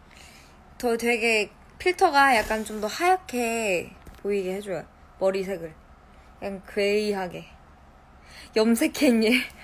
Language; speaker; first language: Korean; early bilingual, heritage; Korean